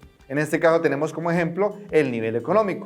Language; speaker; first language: Spanish; native; Spanish